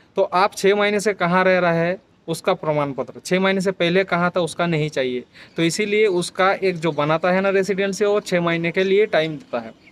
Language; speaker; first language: Hindi; non-native, local second language; Bangla